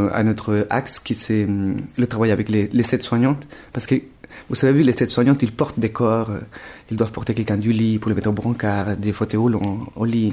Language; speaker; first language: French; non-native, fluent; Spanish